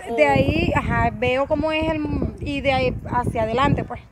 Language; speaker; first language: Spanish; native; Spanish